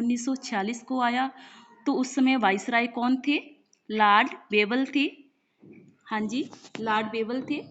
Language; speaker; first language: Hindi; non-native, local second language; Punjabi